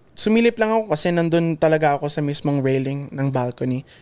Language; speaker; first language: Filipino; early bilingual, heritage; Filipino